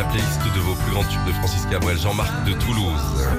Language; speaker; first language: French; native; French